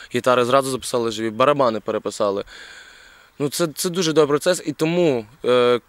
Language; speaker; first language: Ukrainian; native; Ukrainian